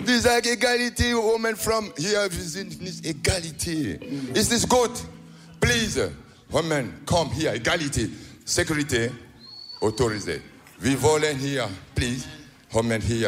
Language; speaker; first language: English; non-native, learner; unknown